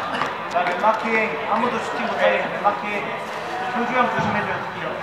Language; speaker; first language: Korean; native; Korean